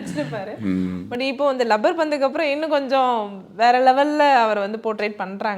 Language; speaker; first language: Tamil; native; Tamil